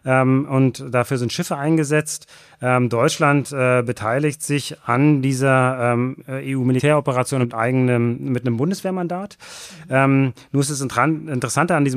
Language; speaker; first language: German; native; German